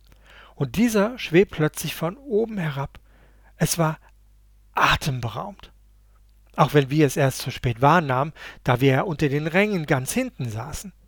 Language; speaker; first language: German; native; German